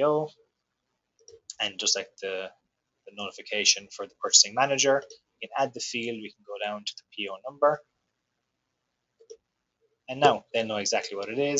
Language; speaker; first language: English; native; English